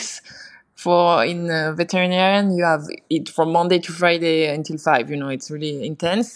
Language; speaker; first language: English; non-native, fluent; French